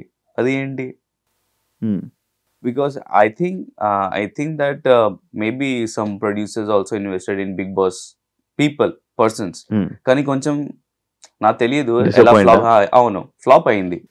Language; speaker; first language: Telugu; non-native, local second language; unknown